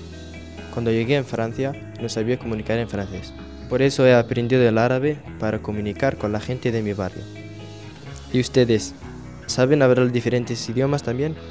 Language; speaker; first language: Spanish; non-native, local second language; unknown